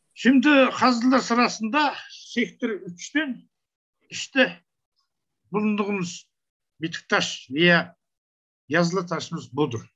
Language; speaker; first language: Turkish; non-native, learner; Kazakh